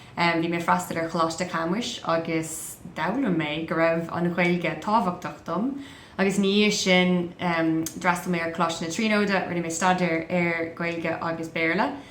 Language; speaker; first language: Irish; non-native, local second language; English